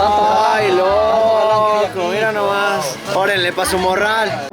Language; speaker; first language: Spanish; native; Spanish